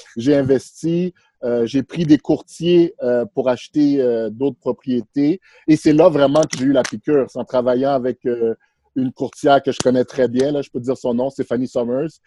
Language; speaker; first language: French; early bilingual, other home language; Haitian Creole